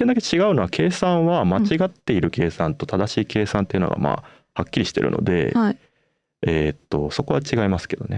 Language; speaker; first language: Japanese; native; Japanese